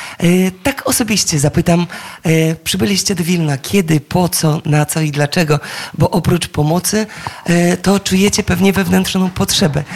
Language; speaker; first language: Polish; native; Polish